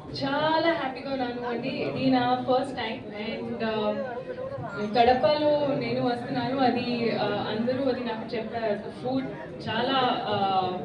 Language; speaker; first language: Telugu; non-native, learner; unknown